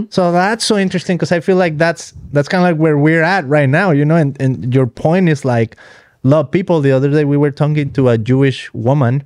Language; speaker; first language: English; non-native, fluent; Spanish